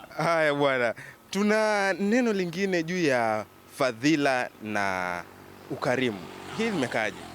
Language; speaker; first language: Swahili; native; Swahili